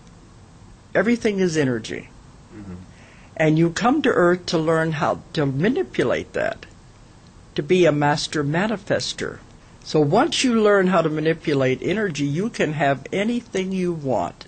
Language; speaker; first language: English; native; English